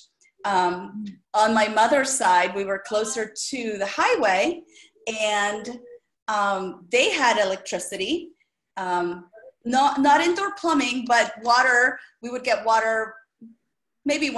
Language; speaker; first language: English; non-native, fluent; Spanish